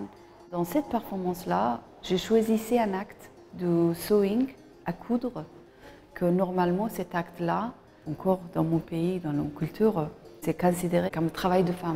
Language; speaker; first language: French; non-native, fluent; Persian